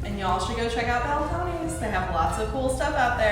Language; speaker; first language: English; native; English